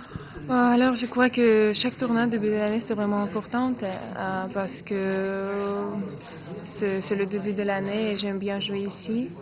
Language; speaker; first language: French; non-native, fluent; Russian